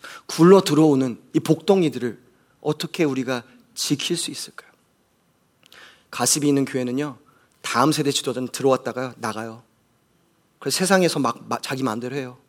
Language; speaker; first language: Korean; native; Korean